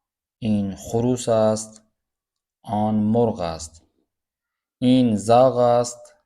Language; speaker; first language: Persian; non-native, fluent; Urdu